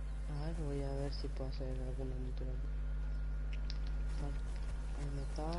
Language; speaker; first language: Spanish; native; Spanish